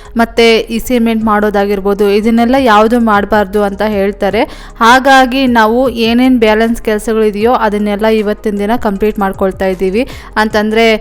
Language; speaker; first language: Kannada; non-native, local second language; Telugu